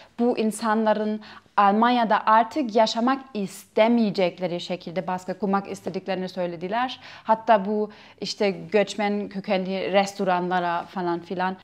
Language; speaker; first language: Turkish; non-native, fluent; German